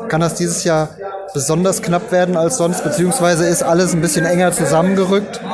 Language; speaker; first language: German; native; German